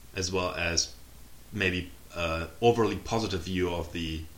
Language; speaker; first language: English; non-native, fluent; German